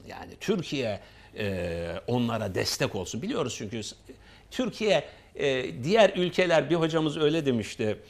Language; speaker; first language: Turkish; native; Turkish